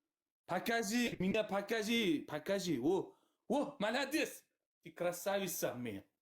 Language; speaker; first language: Russian; non-native, learner; Uzbek